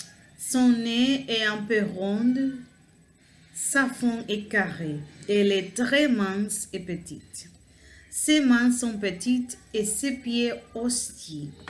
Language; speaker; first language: French; non-native, learner; Spanish